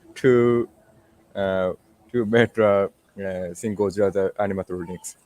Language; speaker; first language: English; non-native, learner; Japanese